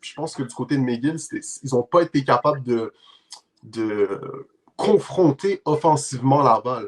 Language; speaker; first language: French; native; French